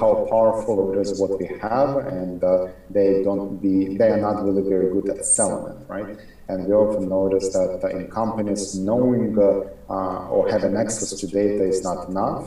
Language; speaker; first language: English; non-native, fluent; Ukrainian